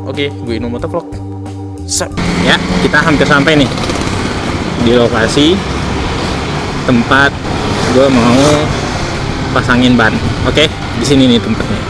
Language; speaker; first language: Indonesian; native; Indonesian